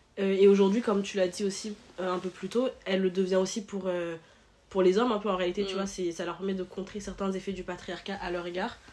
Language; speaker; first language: French; early bilingual, other home language; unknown